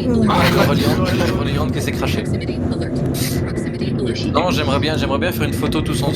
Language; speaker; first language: French; native; French